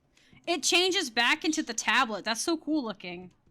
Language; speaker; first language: English; native; English